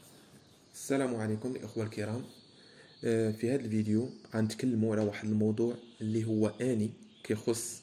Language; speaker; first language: Arabic; native; Arabic